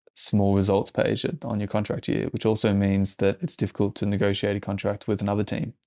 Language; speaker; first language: English; native; English